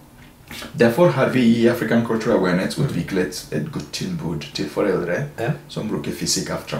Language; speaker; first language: Norwegian; non-native, fluent; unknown